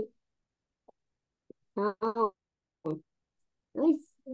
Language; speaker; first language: English; non-native, learner; Korean